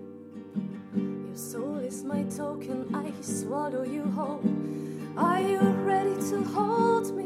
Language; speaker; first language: English; non-native, fluent; German